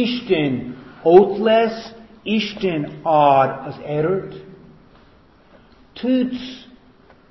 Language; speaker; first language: Hungarian; non-native, fluent; English